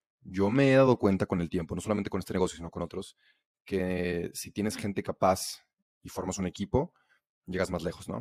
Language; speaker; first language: Spanish; native; Spanish